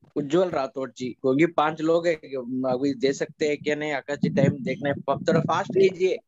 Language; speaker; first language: Hindi; non-native, local second language; Kannada